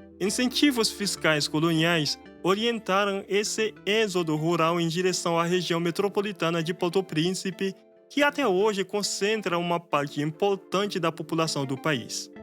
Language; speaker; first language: Portuguese; non-native, fluent; Haitian Creole